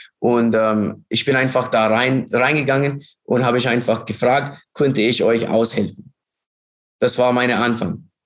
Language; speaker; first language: German; non-native, fluent; English